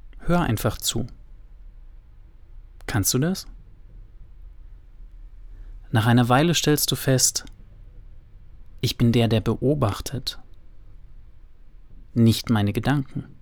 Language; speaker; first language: German; native; German